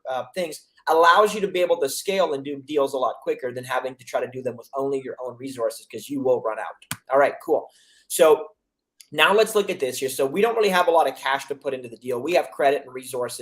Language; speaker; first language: English; native; English